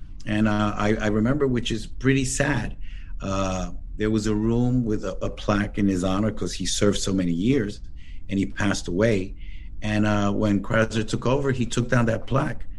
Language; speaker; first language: English; early bilingual, other home language; Spanish